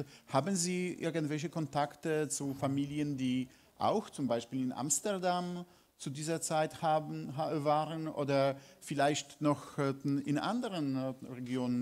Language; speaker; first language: German; non-native, fluent; Polish